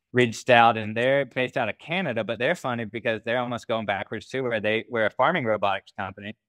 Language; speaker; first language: English; native; English